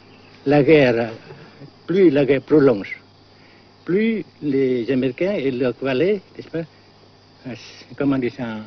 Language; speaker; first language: French; non-native, local second language; Vietnamese